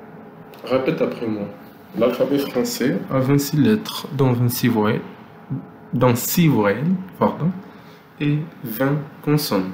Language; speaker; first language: French; non-native, local second language; Lingala